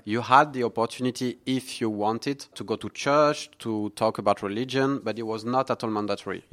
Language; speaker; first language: English; non-native, fluent; French